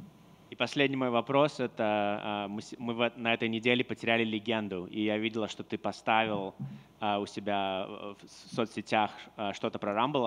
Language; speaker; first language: Russian; native; Russian